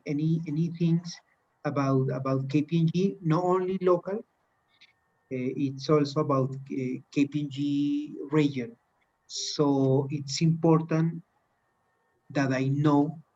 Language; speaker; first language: English; non-native, learner; Spanish